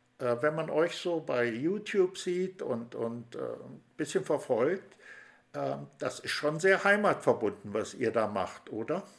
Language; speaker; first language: German; native; German